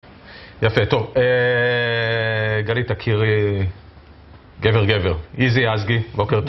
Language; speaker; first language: Hebrew; native; Hebrew